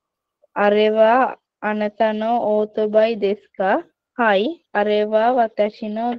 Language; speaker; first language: Japanese; non-native, learner; Sinhala